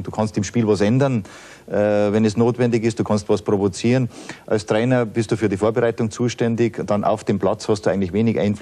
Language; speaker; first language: German; native; German